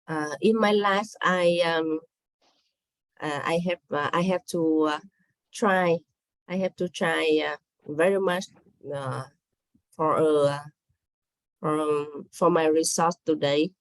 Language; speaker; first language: English; non-native, learner; Vietnamese